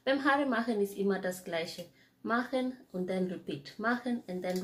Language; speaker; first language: German; non-native, fluent; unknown